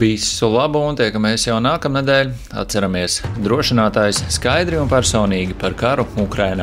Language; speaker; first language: Latvian; native; Latvian